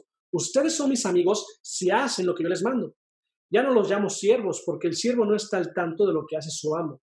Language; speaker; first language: Spanish; native; Spanish